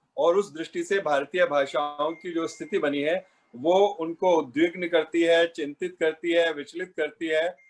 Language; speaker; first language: Hindi; native; Hindi